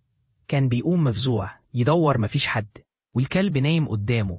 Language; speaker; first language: Arabic; native; Arabic